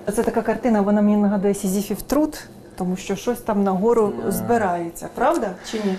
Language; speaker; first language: Ukrainian; native; Ukrainian